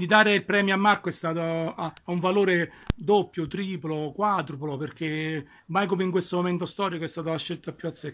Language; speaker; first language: Italian; native; Italian